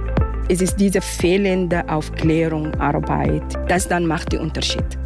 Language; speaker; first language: German; non-native, fluent; Arabic